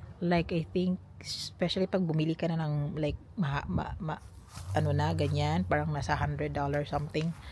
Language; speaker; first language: Filipino; non-native, local second language; Cebuano